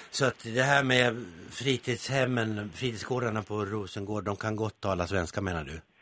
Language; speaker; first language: Swedish; native; Swedish